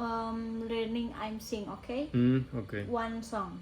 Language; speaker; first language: English; non-native, learner; Indonesian